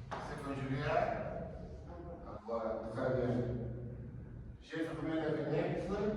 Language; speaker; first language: French; non-native, learner; Spanish